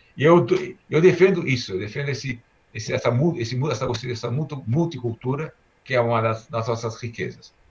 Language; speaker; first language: Portuguese; early bilingual, other home language; Armenian